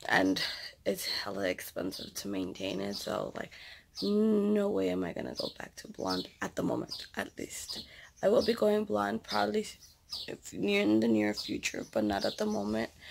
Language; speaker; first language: English; early bilingual, other home language; Spanish